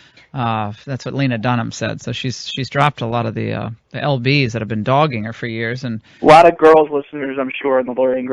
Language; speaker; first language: English; native; English